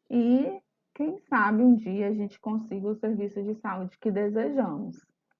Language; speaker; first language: Portuguese; native; Portuguese